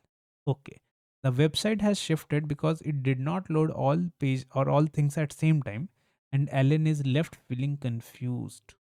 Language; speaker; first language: English; non-native, local second language; Hindi